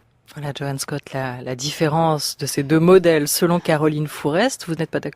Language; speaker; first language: French; native; French